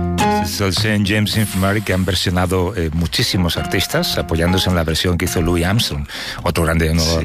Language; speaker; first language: Spanish; native; Spanish